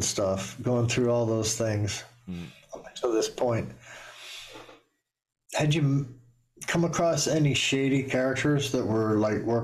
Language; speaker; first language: English; native; English